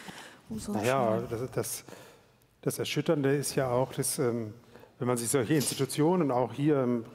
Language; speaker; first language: German; native; German